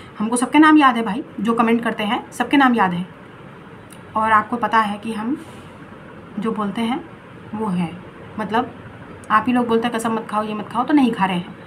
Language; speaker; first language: Hindi; non-native, local second language; Bangla